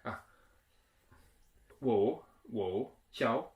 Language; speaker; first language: Chinese; non-native, learner; French